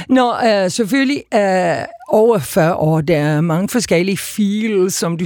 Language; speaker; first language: Danish; non-native, fluent; English